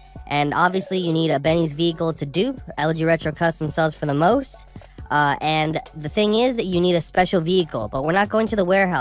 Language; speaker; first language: English; native; English